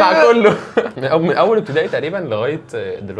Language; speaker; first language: Arabic; native; Arabic